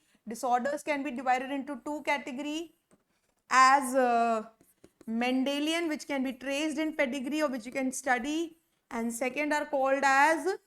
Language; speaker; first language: English; non-native, local second language; Hindi